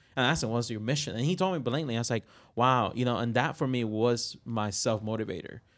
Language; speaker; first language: English; non-native, fluent; Spanish